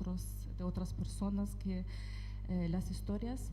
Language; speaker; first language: Spanish; non-native, fluent; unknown